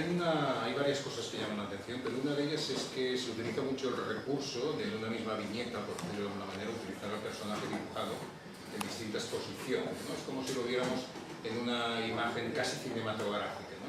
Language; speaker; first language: Spanish; native; Spanish